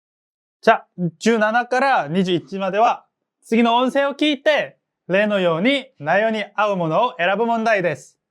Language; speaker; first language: Japanese; non-native, fluent; Korean